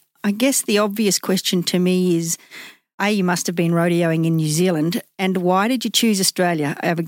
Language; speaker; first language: English; native; English